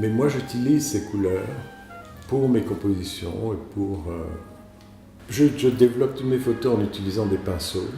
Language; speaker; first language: French; non-native, fluent; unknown